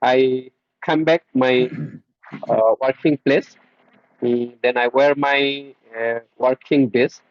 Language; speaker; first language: English; non-native, learner; Bangla